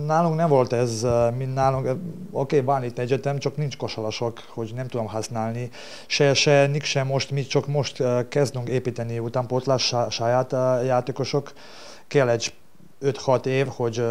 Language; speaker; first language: Hungarian; non-native, learner; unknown